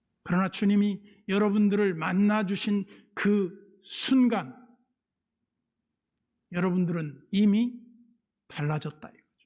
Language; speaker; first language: Korean; native; Korean